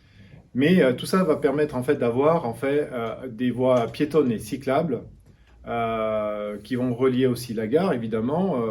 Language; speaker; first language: French; native; French